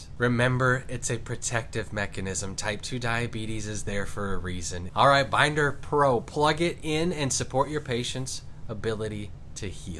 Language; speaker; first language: English; native; English